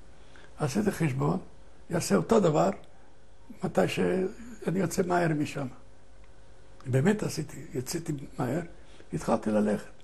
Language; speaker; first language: Hebrew; non-native, fluent; Ladino